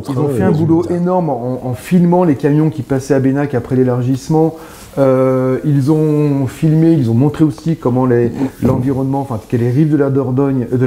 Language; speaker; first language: French; native; French